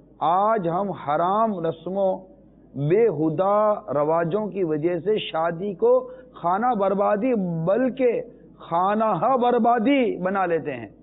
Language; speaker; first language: Urdu; non-native, local second language; Memoni